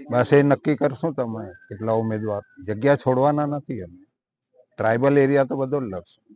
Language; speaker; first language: Gujarati; non-native, local second language; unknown